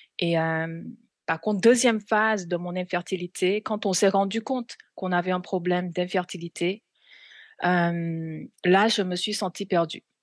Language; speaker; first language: French; non-native, fluent; Korean